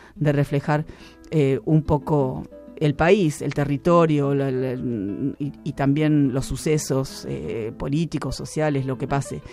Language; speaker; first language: Spanish; native; Spanish